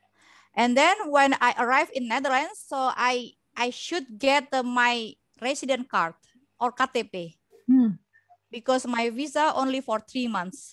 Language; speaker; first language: English; non-native, learner; Indonesian